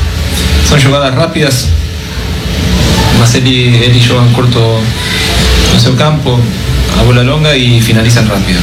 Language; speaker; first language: Portuguese; non-native, fluent; Spanish